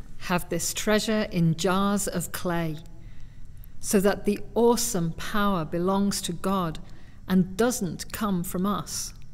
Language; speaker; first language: English; native; English